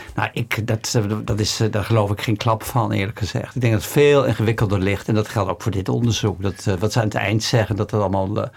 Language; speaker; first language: Dutch; native; Dutch